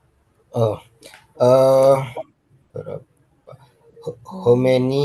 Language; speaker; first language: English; non-native, learner; Indonesian